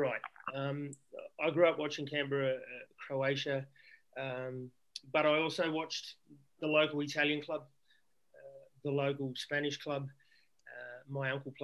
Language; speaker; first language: English; native; English